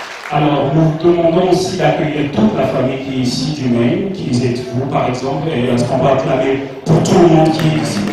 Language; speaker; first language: French; non-native, local second language; Lingala